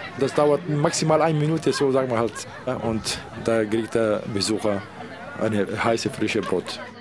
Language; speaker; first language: German; non-native, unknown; Kurdish